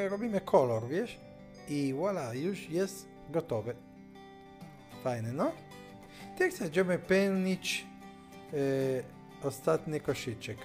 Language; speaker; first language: Polish; non-native, fluent; Italian